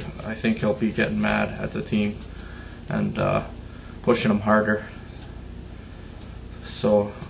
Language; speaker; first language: English; native; English